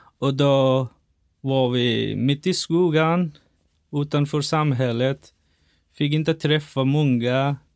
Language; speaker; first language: Swedish; non-native, fluent; Persian